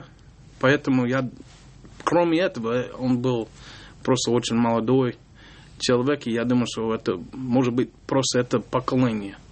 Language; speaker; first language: Russian; non-native, learner; English